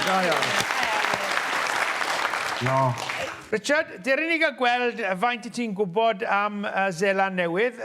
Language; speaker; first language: Welsh; native; Welsh